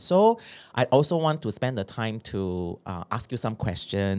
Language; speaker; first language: English; non-native, local second language; Chinese